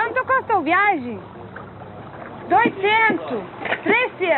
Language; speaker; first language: Portuguese; non-native, learner; English